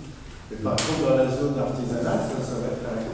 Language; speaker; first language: French; native; French